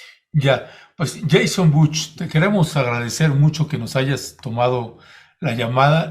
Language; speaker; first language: Spanish; native; Spanish